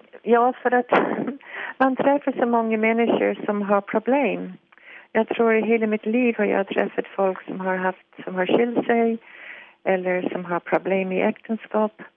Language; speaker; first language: Swedish; non-native, fluent; English